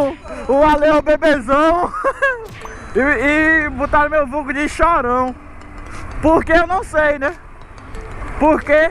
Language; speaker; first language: Portuguese; native; Portuguese